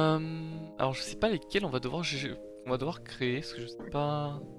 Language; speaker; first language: French; native; French